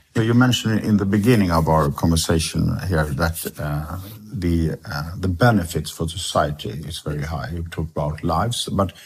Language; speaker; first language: English; non-native, fluent; Swedish